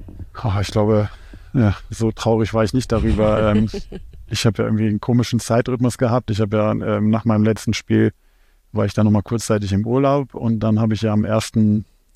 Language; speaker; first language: German; native; German